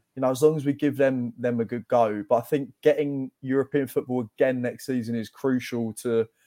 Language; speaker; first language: English; native; English